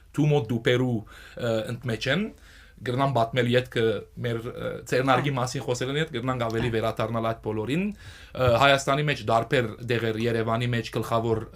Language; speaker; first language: Armenian; native; Armenian